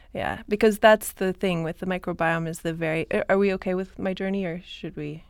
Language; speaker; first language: English; native; English